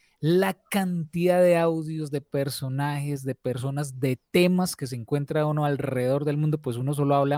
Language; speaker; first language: Spanish; native; Spanish